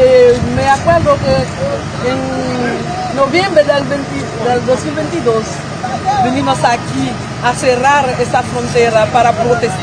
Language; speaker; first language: Spanish; non-native, fluent; Haitian Creole